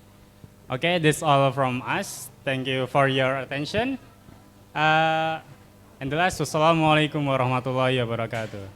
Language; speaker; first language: English; non-native, learner; Indonesian